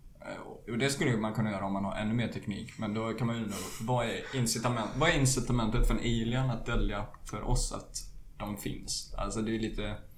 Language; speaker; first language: Swedish; native; Swedish